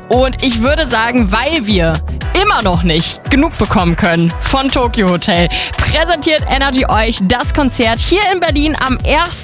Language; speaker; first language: German; native; German